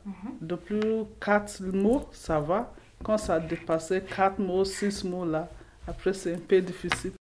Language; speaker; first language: French; non-native, learner; English